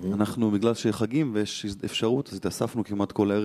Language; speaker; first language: Hebrew; non-native, fluent; Russian